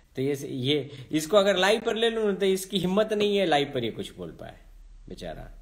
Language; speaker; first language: Hindi; native; Hindi